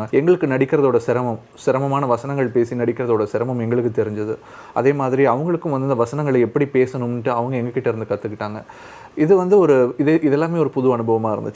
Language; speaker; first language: Tamil; native; Tamil